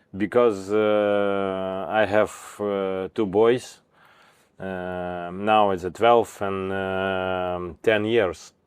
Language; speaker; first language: English; non-native, learner; Ukrainian